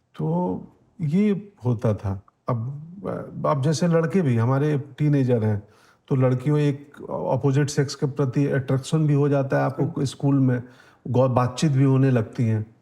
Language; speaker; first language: Hindi; native; Hindi